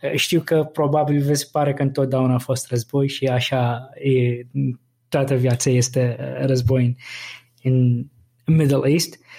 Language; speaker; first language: Romanian; non-native, fluent; Arabic